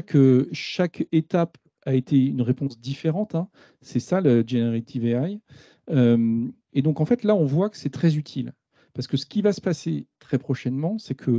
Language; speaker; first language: French; native; French